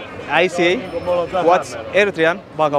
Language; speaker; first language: English; non-native, learner; Tigrinya